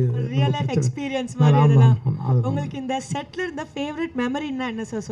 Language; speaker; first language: Tamil; native; Tamil